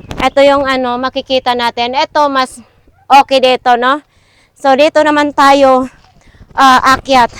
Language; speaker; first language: Filipino; non-native, local second language; Masbatenyo